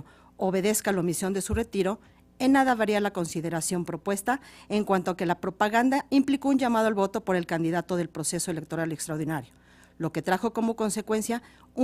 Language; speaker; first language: Spanish; native; Spanish